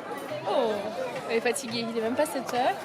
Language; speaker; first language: French; native; French